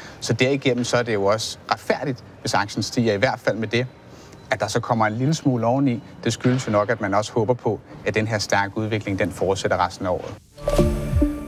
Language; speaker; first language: Danish; native; Danish